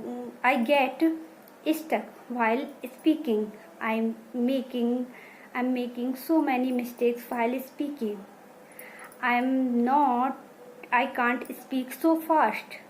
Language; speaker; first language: English; non-native, learner; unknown